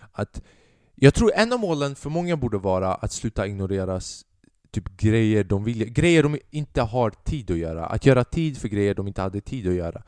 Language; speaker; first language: Swedish; early bilingual, other home language; Albanian